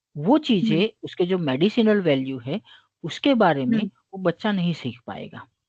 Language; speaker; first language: Hindi; non-native, local second language; Gujarati